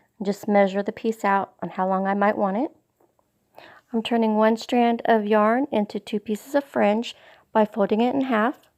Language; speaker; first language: English; native; English